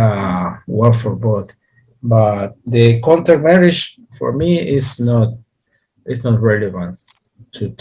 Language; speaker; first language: English; non-native, learner; Spanish